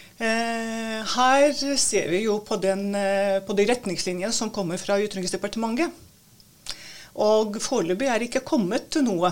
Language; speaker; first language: Norwegian; non-native, fluent; Latvian